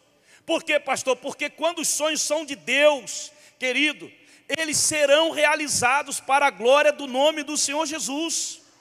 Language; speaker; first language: Portuguese; native; Portuguese